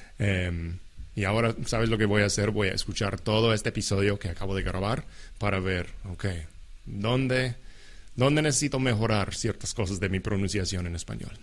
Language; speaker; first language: Spanish; non-native, fluent; English